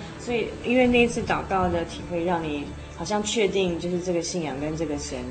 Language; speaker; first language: Chinese; native; Chinese